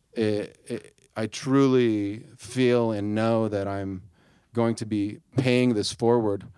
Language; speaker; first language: English; native; English